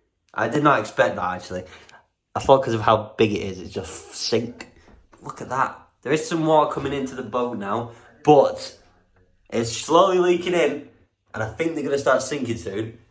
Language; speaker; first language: English; native; English